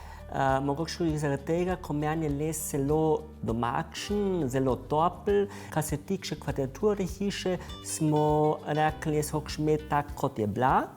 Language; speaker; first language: Slovenian; early bilingual, heritage; German